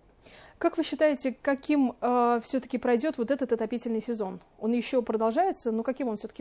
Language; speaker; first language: Russian; native; Russian